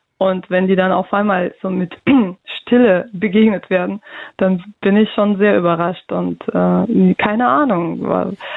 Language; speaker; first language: German; early bilingual, other home language; Russian